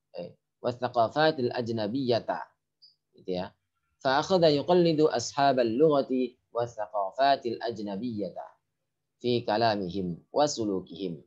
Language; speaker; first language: Arabic; non-native, fluent; Indonesian